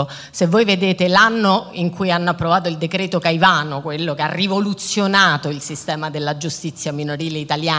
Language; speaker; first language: Italian; native; Italian